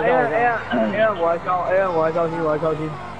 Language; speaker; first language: Chinese; native; Chinese